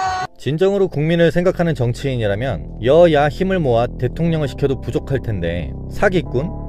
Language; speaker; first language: Korean; native; Korean